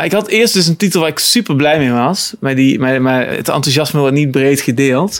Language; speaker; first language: Dutch; native; Dutch